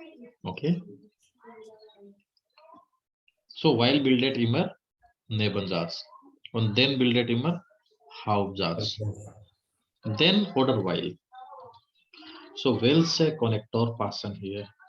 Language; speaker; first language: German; non-native, learner; Hindi